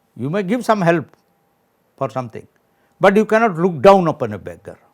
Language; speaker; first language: English; non-native, local second language; Odia